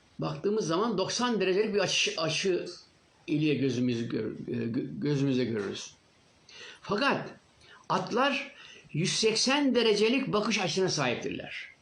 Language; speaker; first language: Turkish; native; Turkish